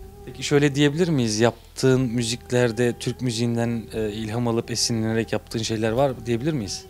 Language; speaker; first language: Turkish; native; Turkish